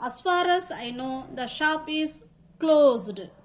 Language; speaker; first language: English; non-native, local second language; Tamil